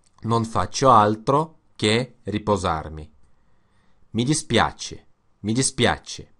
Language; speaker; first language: Italian; non-native, learner; Russian